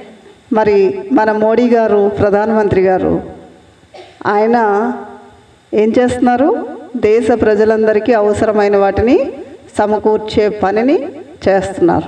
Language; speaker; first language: Telugu; native; Telugu